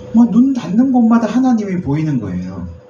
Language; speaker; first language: Korean; native; Korean